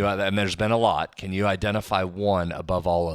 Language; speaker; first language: English; native; English